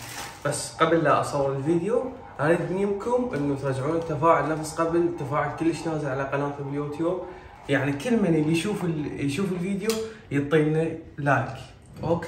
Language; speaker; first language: Arabic; native; Arabic